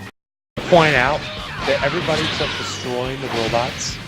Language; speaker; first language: English; native; English